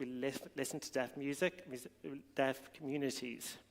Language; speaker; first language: English; native; English